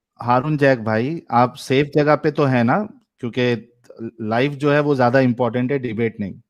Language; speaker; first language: Hindi; native; Hindi